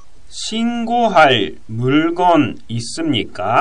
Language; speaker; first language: Korean; non-native, fluent; Japanese